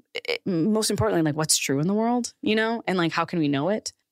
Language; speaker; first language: English; non-native, local second language; Urdu